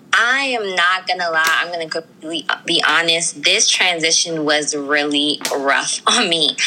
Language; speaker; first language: English; early bilingual, other home language; Krio